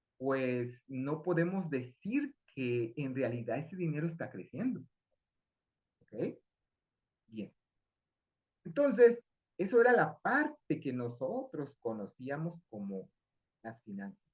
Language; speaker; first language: Spanish; native; Spanish